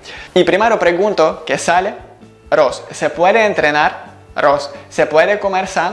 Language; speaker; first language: Spanish; non-native, learner; Ukrainian